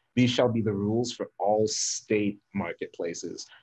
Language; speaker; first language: English; native; English